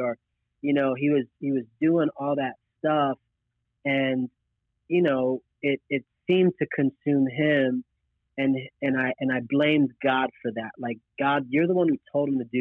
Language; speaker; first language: English; native; English